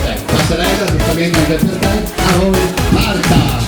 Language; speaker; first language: Italian; native; Italian